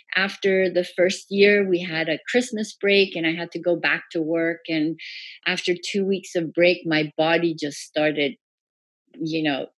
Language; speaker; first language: English; early bilingual, other home language; Persian